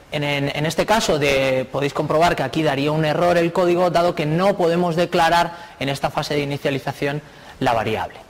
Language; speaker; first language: Spanish; native; Spanish